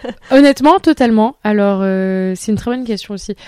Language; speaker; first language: French; native; French